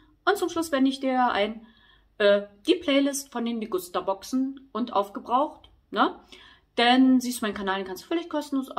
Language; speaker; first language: German; native; German